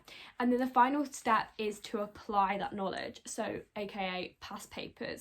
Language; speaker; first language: English; native; English